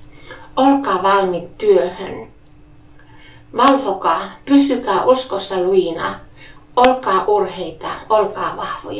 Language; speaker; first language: Finnish; native; Finnish